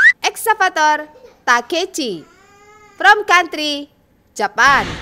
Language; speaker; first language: English; non-native, learner; Indonesian